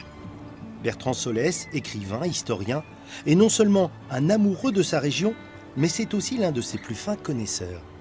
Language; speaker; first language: French; native; French